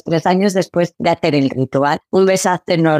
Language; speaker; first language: Spanish; early bilingual, other home language; Arabic